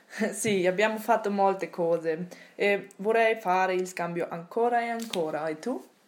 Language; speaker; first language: Italian; non-native, learner; German